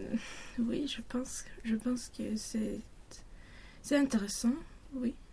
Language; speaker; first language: French; non-native, learner; Swedish